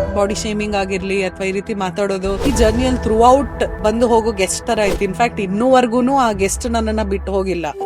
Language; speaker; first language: Kannada; native; Kannada